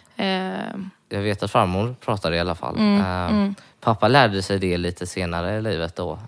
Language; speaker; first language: Swedish; native; Swedish